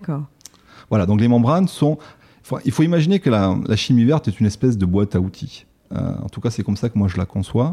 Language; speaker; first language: French; native; French